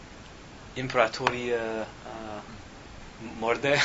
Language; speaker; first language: Persian; non-native, learner; English